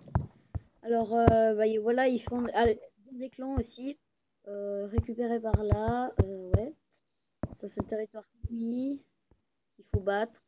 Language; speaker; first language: French; native; French